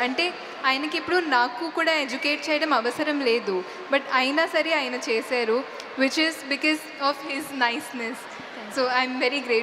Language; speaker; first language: Telugu; non-native, fluent; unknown